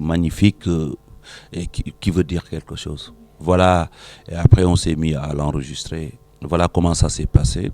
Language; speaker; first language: French; non-native, local second language; Wolof